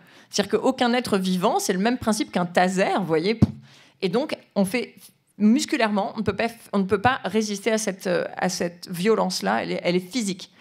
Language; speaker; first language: French; native; French